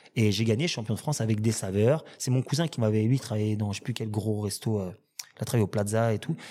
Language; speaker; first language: French; native; French